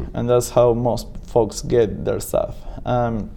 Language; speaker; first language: English; non-native, fluent; Spanish